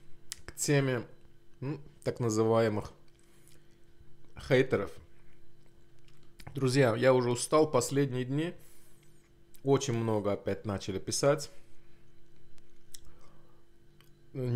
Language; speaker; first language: Russian; non-native, local second language; Azerbaijani